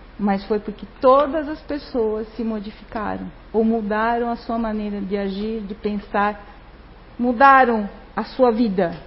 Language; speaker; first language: Portuguese; non-native, fluent; Spanish